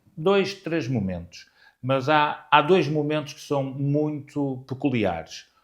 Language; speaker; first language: Portuguese; native; Portuguese